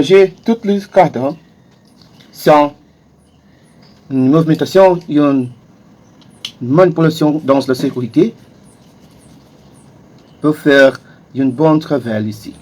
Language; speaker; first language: French; non-native, learner; Portuguese